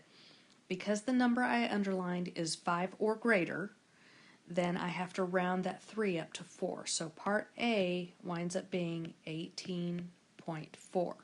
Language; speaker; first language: English; native; English